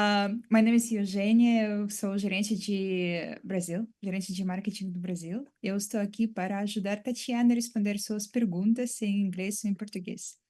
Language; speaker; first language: Portuguese; non-native, fluent; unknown